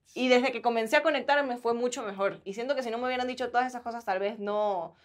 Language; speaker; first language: Spanish; native; Spanish